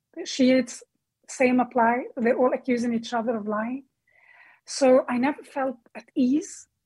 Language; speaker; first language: English; non-native, fluent; Arabic